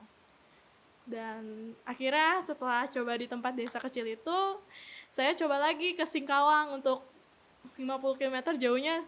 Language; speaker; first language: Indonesian; native; Indonesian